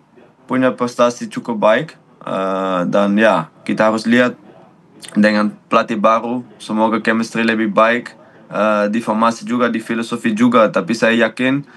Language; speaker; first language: Indonesian; non-native, fluent; Dutch